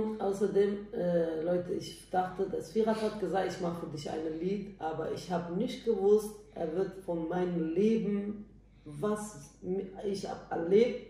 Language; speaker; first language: German; non-native, learner; Turkish